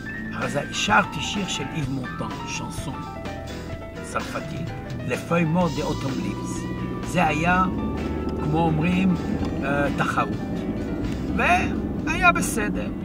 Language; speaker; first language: Hebrew; non-native, fluent; French